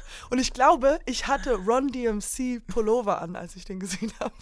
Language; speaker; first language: German; early bilingual, heritage; German